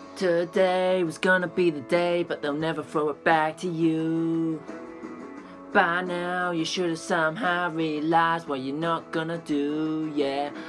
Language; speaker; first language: English; native; English